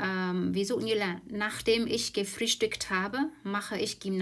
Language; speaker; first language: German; non-native, fluent; Vietnamese